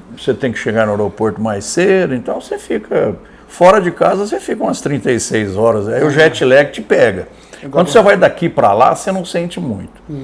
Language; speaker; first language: Portuguese; native; Portuguese